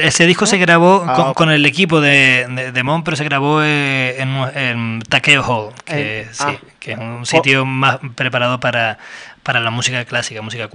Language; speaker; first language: Spanish; native; Spanish